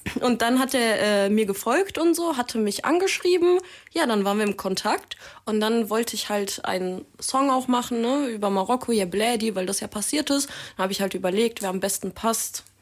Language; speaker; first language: German; native; German